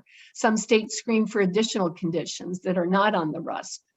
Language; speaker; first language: English; native; English